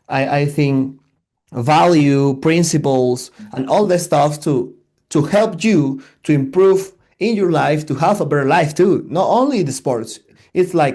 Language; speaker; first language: English; non-native, learner; Spanish